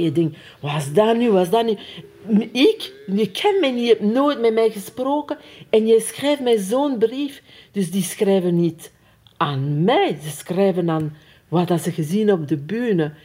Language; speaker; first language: Dutch; non-native, fluent; French